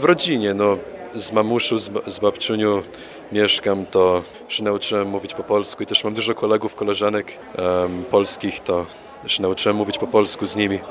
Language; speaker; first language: Polish; early bilingual, heritage; Polish